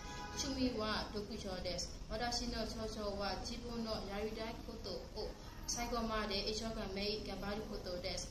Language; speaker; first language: Japanese; non-native, learner; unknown